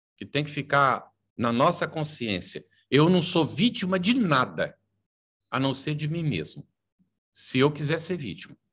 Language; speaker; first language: Portuguese; native; Portuguese